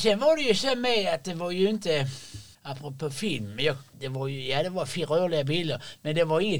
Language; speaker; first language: Swedish; native; Swedish